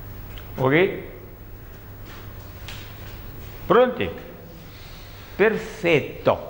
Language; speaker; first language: Italian; non-native, learner; Russian